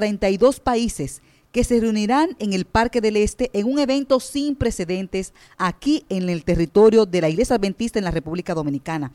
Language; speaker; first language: Spanish; native; Spanish